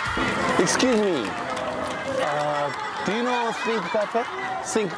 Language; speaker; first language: English; non-native, learner; Korean